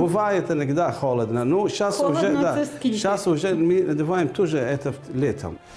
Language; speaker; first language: Russian; non-native, learner; Arabic